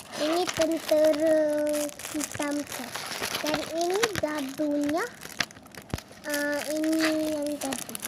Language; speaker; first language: Indonesian; non-native, learner; Malay